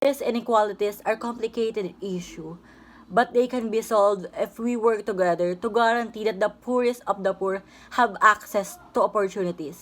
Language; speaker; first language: English; non-native, local second language; Filipino